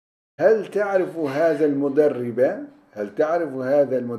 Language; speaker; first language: Arabic; non-native, fluent; Turkish